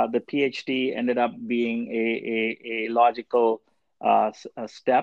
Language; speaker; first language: English; non-native, local second language; Tamil